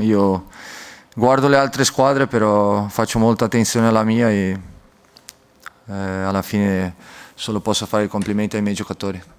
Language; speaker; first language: Italian; non-native, fluent; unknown